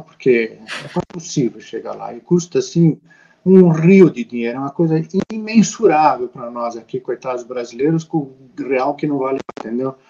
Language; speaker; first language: Portuguese; native; Portuguese